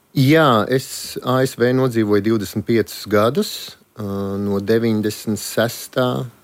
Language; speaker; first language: Latvian; native; Latvian